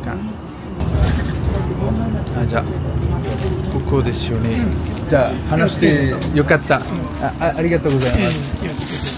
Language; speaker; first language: Japanese; non-native, fluent; French